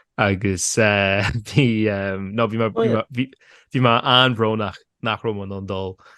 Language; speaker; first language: Irish; native; Irish